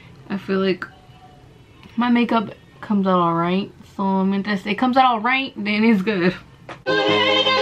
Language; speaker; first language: English; early bilingual, other home language; Spanish